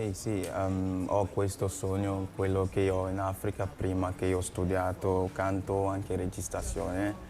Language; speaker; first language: Italian; non-native, learner; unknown